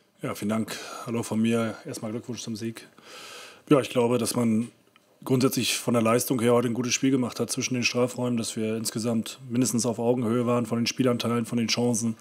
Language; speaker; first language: German; native; German